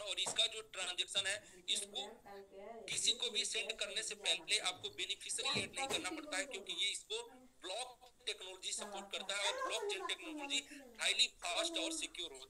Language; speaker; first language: Hindi; native; Hindi